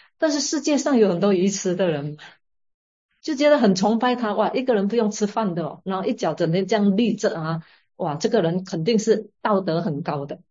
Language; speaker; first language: Chinese; native; Chinese